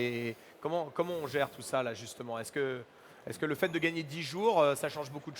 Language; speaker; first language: French; native; French